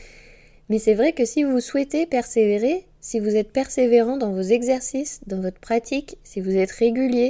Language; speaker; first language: French; native; French